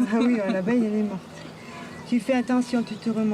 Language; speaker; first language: French; native; French